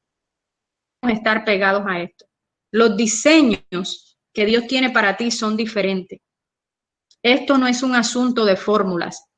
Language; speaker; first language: Spanish; native; Spanish